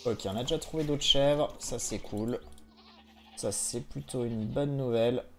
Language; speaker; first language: French; native; French